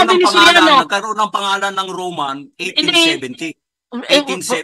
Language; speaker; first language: Filipino; native; Filipino